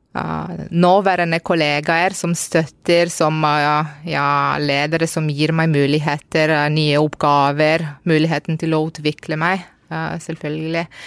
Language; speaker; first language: Norwegian; non-native, fluent; Romanian